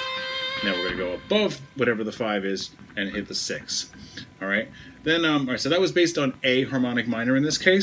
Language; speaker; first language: English; native; English